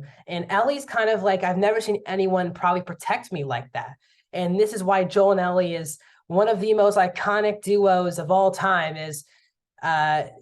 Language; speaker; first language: English; native; English